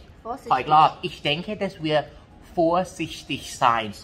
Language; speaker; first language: German; non-native, learner; Thai